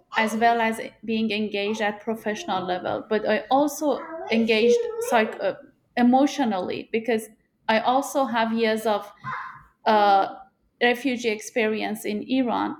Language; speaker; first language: English; non-native, fluent; Persian